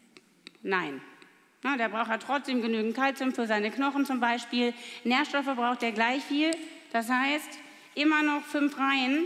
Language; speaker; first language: German; native; German